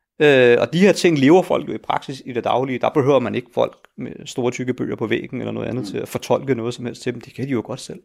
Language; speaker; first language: Danish; early bilingual, other home language; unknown